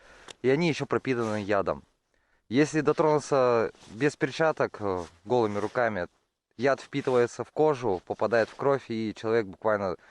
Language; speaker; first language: Russian; native; Russian